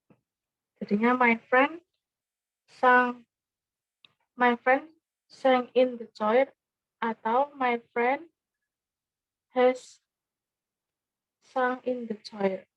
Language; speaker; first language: English; non-native, learner; Indonesian